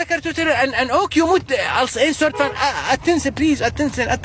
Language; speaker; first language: Dutch; non-native, learner; Arabic